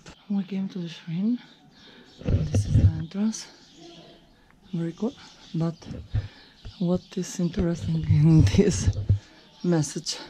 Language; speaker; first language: English; non-native, fluent; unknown